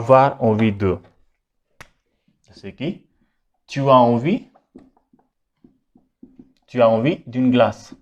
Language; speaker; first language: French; non-native, fluent; Hindi